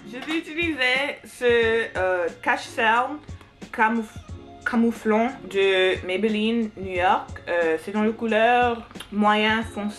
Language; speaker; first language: French; non-native, learner; English